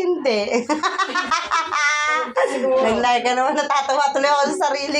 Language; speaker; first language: Filipino; native; Filipino